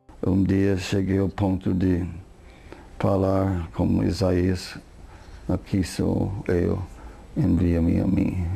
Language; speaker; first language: Portuguese; non-native, fluent; English